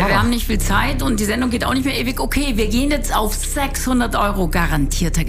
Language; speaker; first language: German; native; German